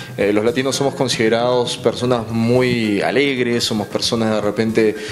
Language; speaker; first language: Spanish; native; Spanish